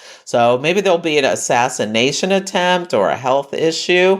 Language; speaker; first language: English; native; English